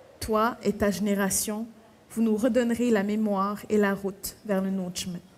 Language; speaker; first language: French; native; French